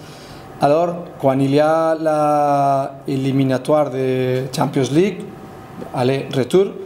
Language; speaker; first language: French; non-native, fluent; Spanish